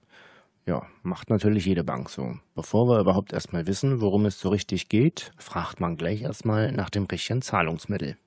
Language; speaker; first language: German; native; German